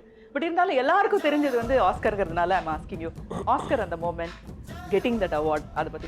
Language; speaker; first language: Tamil; native; Tamil